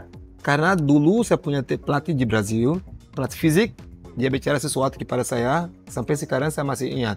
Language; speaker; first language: Indonesian; non-native, learner; Portuguese